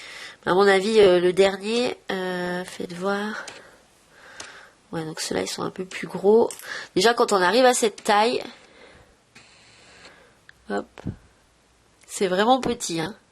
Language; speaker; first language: French; native; French